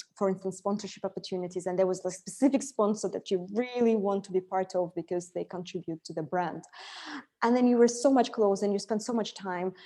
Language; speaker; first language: English; non-native, fluent; Russian